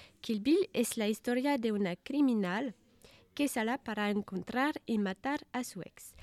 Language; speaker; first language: Spanish; non-native, learner; French